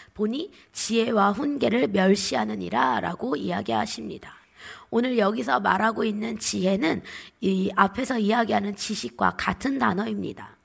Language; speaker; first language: Korean; native; Korean